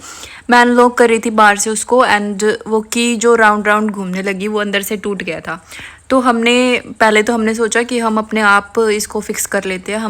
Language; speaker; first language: Hindi; native; Hindi